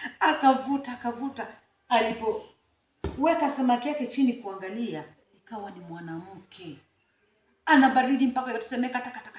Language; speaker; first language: Swahili; non-native, local second language; Luo (Kenya and Tanzania)